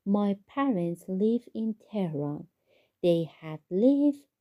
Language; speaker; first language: English; non-native, fluent; Persian